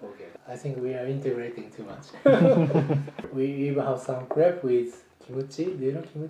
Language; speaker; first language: English; non-native, fluent; Japanese